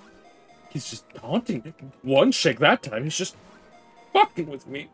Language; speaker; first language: English; native; English